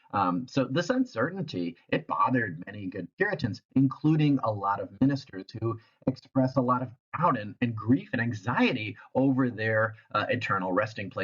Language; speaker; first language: English; native; English